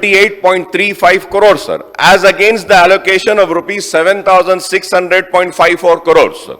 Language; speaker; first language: English; non-native, local second language; Urdu